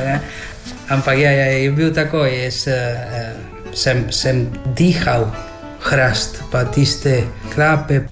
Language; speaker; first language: Slovenian; early bilingual, heritage; Slovenian